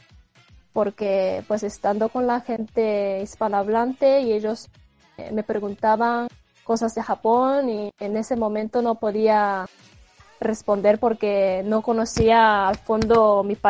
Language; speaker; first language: Spanish; non-native, fluent; Japanese